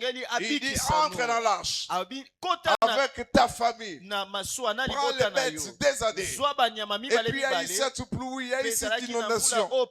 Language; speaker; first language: French; non-native, local second language; Lingala